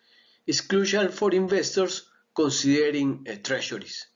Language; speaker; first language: English; non-native, fluent; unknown